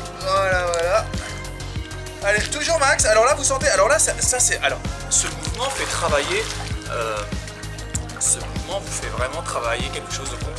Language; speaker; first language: French; native; French